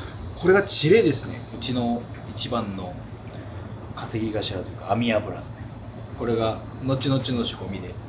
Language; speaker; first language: Japanese; native; Japanese